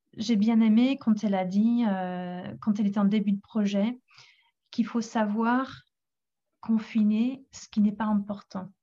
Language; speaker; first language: French; non-native, fluent; English